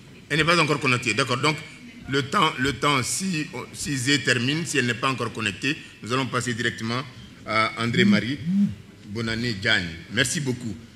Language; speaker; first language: French; non-native, local second language; Bambara